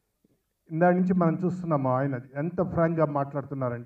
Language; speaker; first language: Telugu; native; Telugu